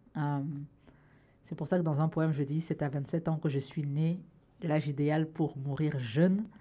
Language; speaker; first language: French; native; French